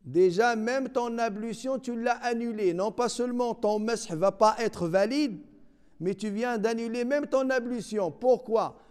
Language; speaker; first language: French; non-native, local second language; Arabic